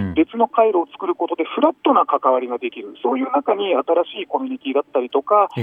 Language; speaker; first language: Japanese; native; Japanese